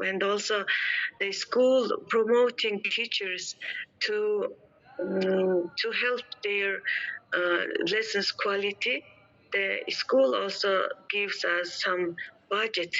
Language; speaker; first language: English; non-native, learner; Mongolian